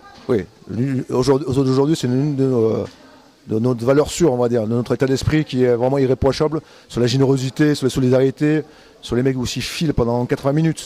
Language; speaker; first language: French; native; French